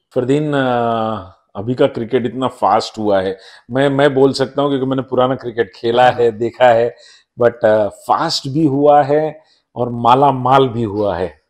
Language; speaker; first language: Hindi; non-native, local second language; Marathi